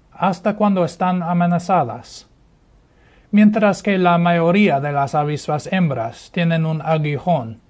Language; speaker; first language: Spanish; non-native, fluent; English